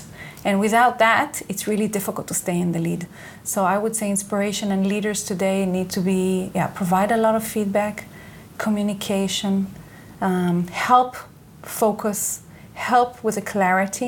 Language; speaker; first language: English; non-native, fluent; Hebrew